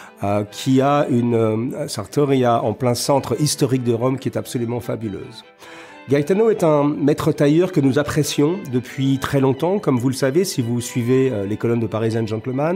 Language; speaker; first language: French; native; French